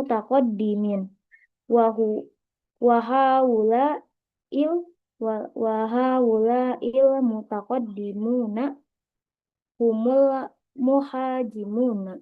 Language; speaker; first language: Arabic; non-native, learner; Indonesian